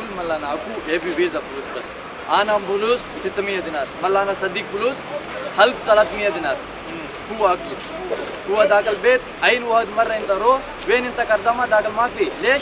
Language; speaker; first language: Arabic; non-native, learner; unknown